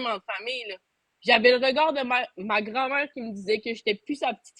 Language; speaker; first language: French; native; French